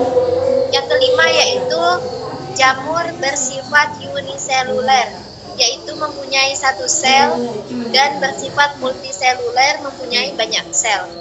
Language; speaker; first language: Indonesian; native; Indonesian